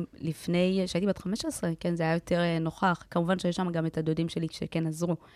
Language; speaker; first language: Hebrew; early bilingual, other home language; Amharic